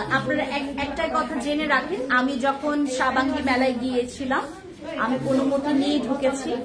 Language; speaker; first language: Bangla; non-native, local second language; Khasi